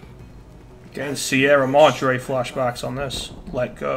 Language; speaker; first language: English; native; English